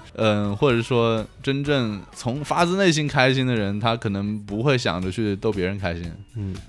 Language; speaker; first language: Chinese; native; Chinese